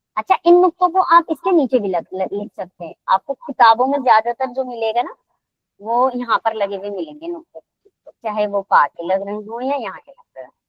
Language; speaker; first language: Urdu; native; Urdu